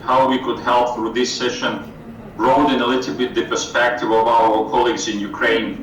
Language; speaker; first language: English; non-native, fluent; Ukrainian